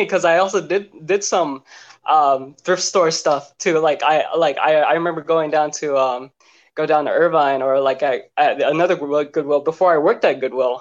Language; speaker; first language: English; native; English